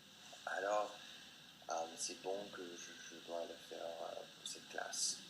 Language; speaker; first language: French; non-native, fluent; English